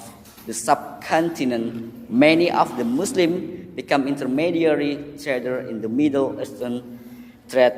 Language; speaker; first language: English; non-native, learner; Indonesian